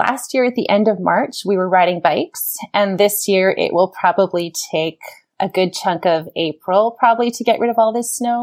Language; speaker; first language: English; native; English